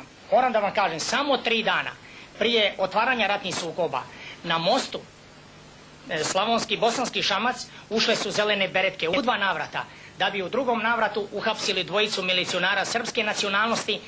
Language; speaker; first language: Bosnian; native; Bosnian